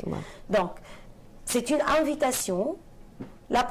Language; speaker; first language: French; non-native, fluent; Arabic